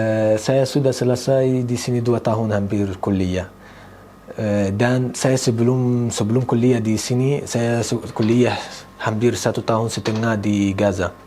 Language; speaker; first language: Indonesian; non-native, fluent; Arabic